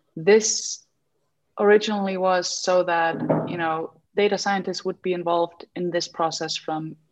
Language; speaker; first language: English; non-native, fluent; Icelandic